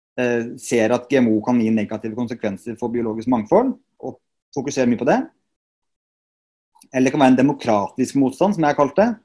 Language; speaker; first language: Norwegian; native; Norwegian